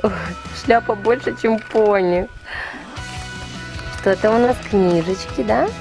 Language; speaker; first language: Russian; native; Russian